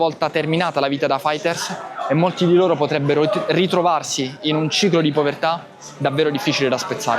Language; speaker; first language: Italian; native; Italian